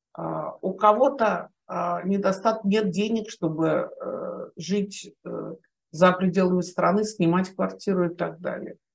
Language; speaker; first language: Russian; native; Russian